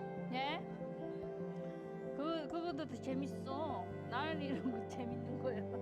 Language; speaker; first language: Korean; non-native, learner; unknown